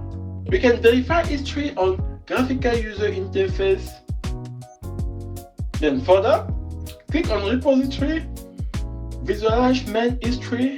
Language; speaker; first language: English; non-native, fluent; French